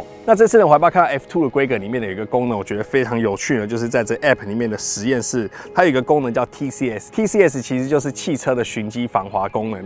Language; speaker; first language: Chinese; native; Chinese